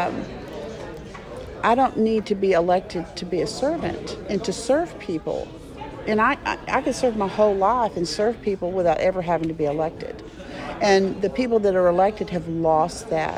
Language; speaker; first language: English; native; English